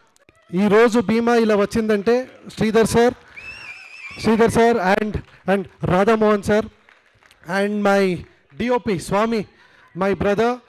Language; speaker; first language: Telugu; non-native, learner; Kannada